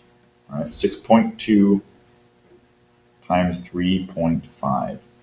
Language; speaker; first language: English; native; English